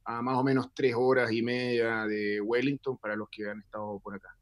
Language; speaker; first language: Spanish; native; Spanish